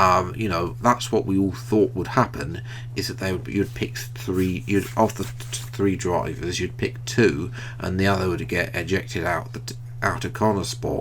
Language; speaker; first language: English; native; English